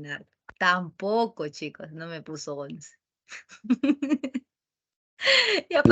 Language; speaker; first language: Spanish; native; Spanish